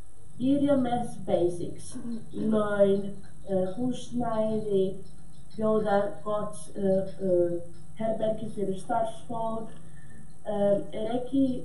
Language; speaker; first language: Icelandic; non-native, learner; Portuguese